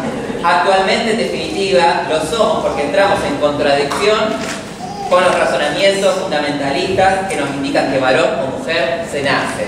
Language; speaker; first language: Spanish; native; Spanish